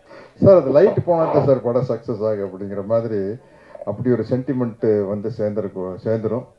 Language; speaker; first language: Tamil; native; Tamil